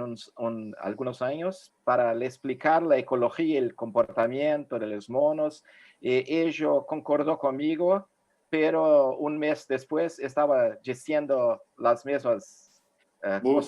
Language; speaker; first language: Spanish; non-native, fluent; Portuguese